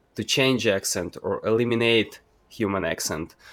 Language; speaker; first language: English; non-native, fluent; Ukrainian